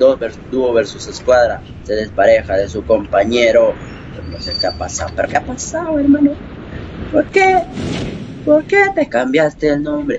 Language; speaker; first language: Spanish; native; Spanish